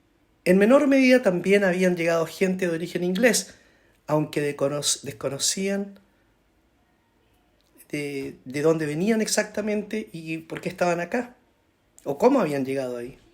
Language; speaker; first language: Spanish; native; Spanish